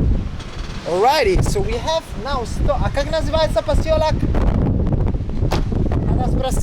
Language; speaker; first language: Russian; non-native, learner; Italian